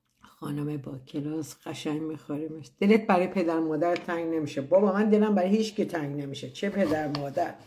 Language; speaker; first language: Persian; native; Persian